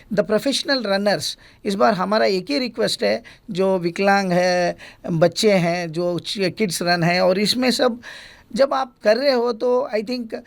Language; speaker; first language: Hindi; non-native, local second language; Gujarati